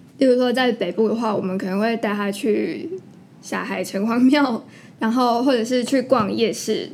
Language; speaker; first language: Chinese; native; Chinese